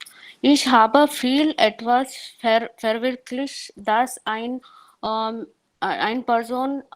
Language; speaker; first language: German; non-native, learner; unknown